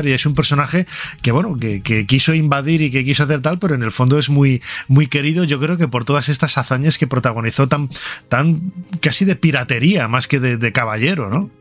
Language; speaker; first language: Spanish; native; Spanish